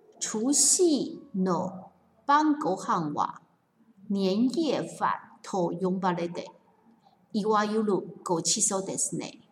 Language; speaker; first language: Japanese; non-native, fluent; Chinese